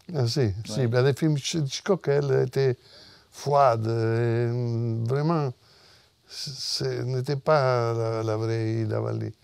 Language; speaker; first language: French; non-native, fluent; Italian